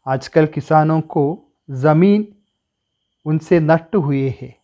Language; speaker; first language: Hindi; non-native, local second language; Malayalam